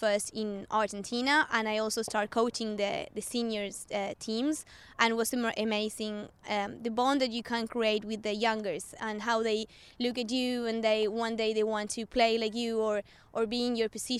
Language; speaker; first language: English; non-native, fluent; Spanish